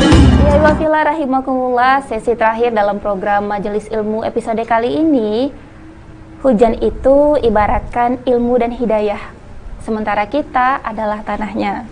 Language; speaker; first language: Indonesian; native; Indonesian